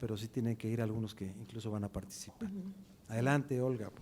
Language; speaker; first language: Spanish; native; Spanish